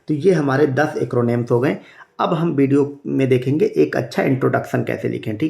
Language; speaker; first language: Hindi; native; Hindi